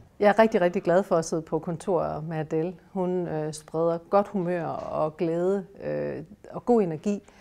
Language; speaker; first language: Danish; native; Danish